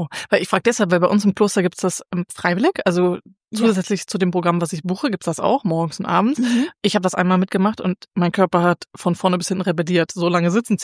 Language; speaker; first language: German; native; German